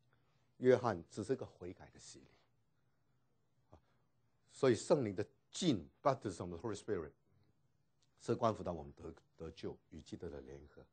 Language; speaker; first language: Chinese; native; Chinese